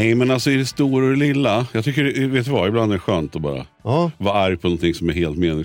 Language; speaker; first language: Swedish; native; Swedish